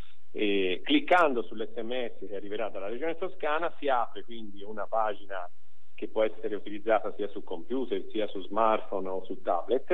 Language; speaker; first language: Italian; native; Italian